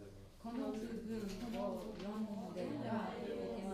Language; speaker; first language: Japanese; non-native, learner; English